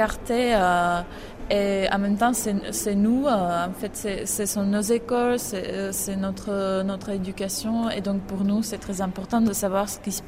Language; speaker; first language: French; non-native, fluent; Czech